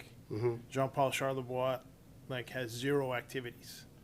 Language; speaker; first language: English; native; English